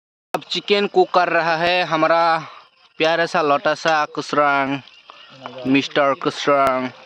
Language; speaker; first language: Hindi; non-native, local second language; Kok Borok